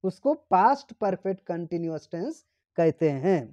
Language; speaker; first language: Hindi; non-native, local second language; Marathi